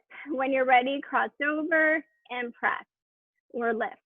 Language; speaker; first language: English; native; English